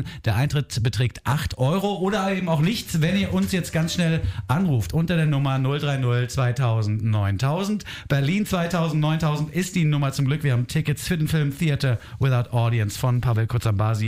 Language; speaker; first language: German; native; German